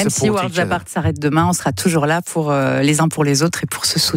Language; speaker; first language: French; native; French